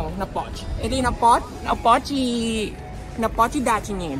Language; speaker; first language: Portuguese; non-native, learner; Thai